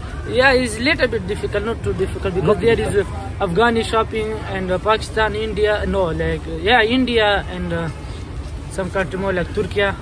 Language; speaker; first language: English; non-native, learner; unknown